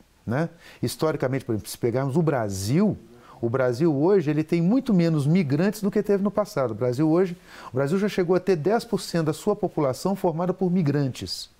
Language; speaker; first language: Portuguese; native; Portuguese